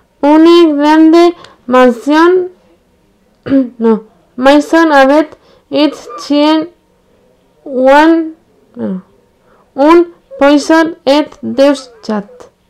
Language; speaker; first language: French; non-native, learner; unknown